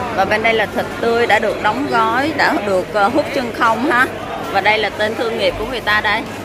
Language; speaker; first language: Vietnamese; native; Vietnamese